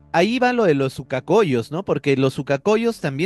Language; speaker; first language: Spanish; native; Spanish